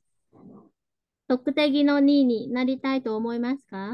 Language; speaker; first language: Japanese; non-native, fluent; Vietnamese